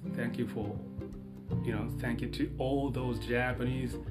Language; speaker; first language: English; non-native, fluent; Japanese